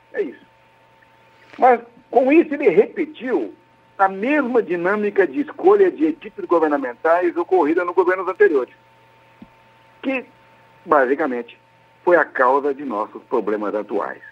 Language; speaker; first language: Portuguese; native; Portuguese